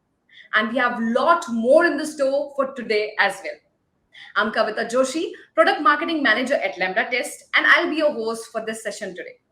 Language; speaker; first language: English; non-native, local second language; Hindi